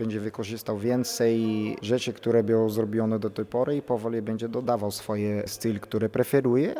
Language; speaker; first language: Polish; non-native, fluent; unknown